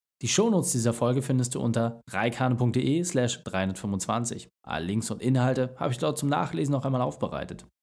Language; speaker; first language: German; native; German